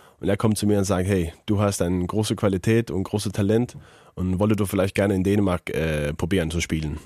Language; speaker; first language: German; non-native, learner; Faroese